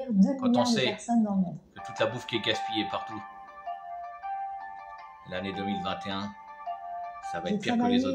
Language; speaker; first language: French; native; French